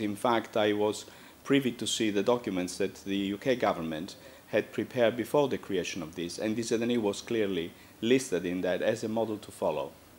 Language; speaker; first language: English; non-native, fluent; Italian